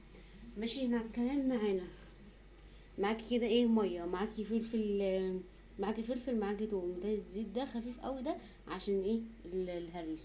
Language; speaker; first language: Arabic; native; Arabic